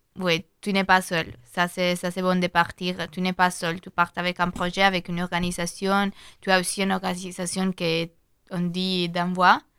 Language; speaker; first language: French; non-native, learner; Italian